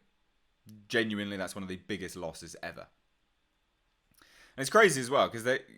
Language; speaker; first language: English; native; English